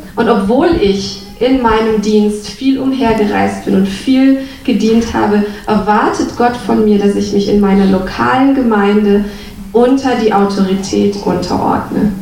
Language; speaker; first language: German; native; German